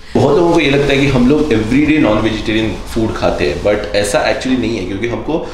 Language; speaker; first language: Hindi; native; Hindi